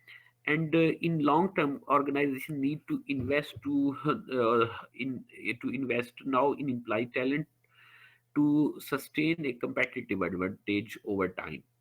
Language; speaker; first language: English; non-native, local second language; Urdu